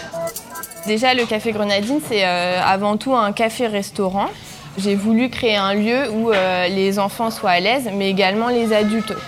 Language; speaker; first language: French; native; French